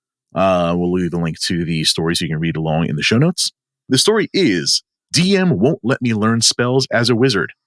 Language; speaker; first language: English; native; English